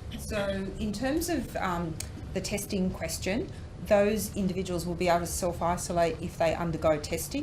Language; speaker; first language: English; native; English